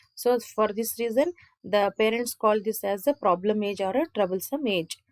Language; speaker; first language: English; non-native, local second language; Kannada